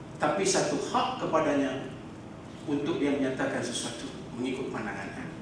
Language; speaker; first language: Malay; native; Malay